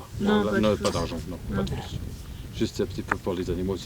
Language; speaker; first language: French; non-native, learner; Arabic